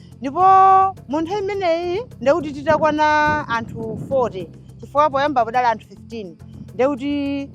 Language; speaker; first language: Nyanja; native; Nyanja